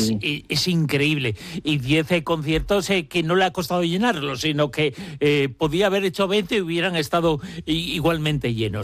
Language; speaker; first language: Spanish; native; Spanish